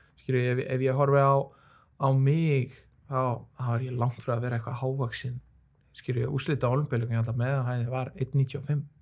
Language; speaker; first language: Icelandic; early bilingual, other home language; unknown